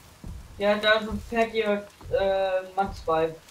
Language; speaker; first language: German; native; German